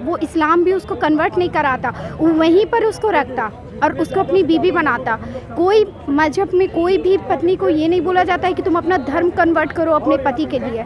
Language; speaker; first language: Hindi; native; Hindi